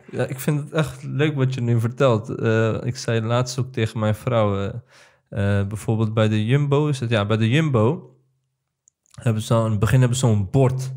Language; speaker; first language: Dutch; early bilingual, other home language; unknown